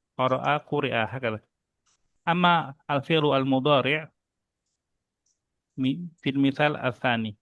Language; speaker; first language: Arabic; non-native, fluent; Indonesian